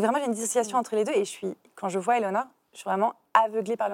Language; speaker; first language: French; native; French